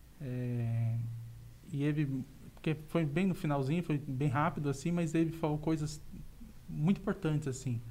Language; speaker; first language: Portuguese; native; Portuguese